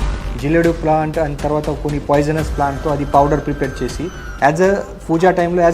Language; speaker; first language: Telugu; non-native, fluent; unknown